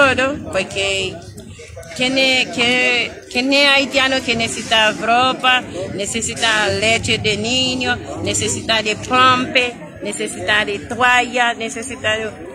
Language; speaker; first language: Spanish; non-native, learner; Haitian Creole